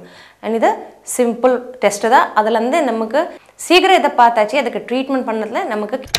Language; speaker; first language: Tamil; non-native, fluent; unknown